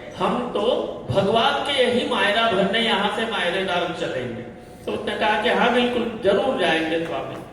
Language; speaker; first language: Hindi; non-native, local second language; Kannada